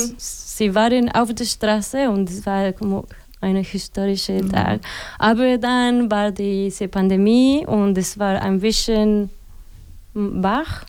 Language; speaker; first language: German; non-native, learner; Spanish